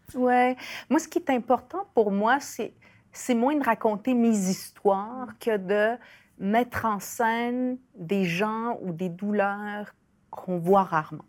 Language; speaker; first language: French; early bilingual, other home language; Spanish